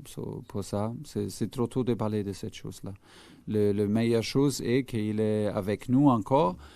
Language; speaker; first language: French; non-native, fluent; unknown